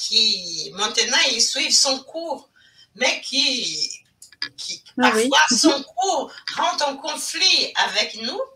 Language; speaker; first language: French; non-native, fluent; Portuguese